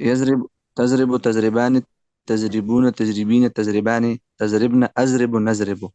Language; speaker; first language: Arabic; non-native, learner; Urdu